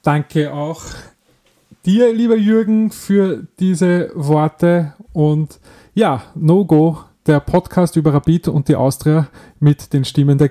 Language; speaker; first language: German; native; German